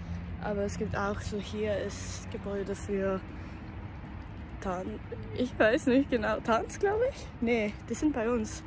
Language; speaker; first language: German; non-native, learner; Swedish